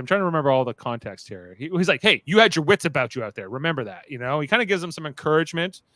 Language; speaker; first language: English; native; English